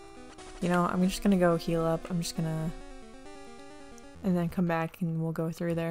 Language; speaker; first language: English; native; English